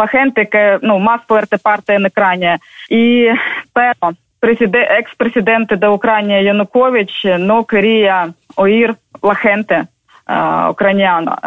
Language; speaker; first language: Spanish; non-native, fluent; Ukrainian